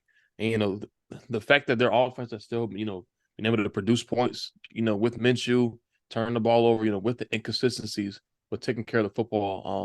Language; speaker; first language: English; native; English